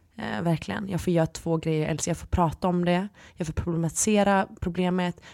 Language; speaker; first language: Swedish; early bilingual, other home language; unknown